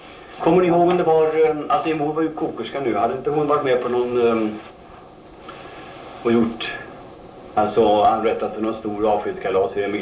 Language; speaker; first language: Swedish; native; Swedish